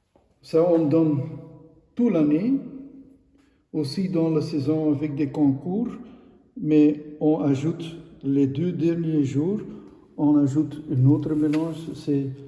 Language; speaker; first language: French; non-native, local second language; Dutch